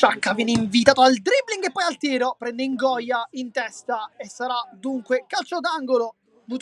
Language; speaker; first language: Italian; native; Italian